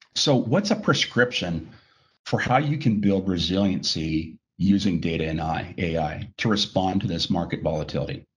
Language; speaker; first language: English; native; English